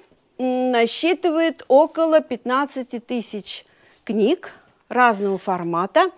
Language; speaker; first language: Russian; native; Russian